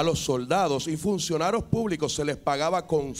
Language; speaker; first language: Spanish; native; Spanish